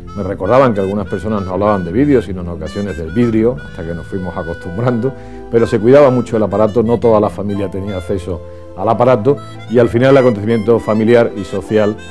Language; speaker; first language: Spanish; native; Spanish